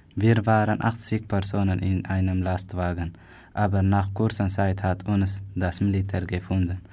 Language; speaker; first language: German; non-native, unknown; Tigrinya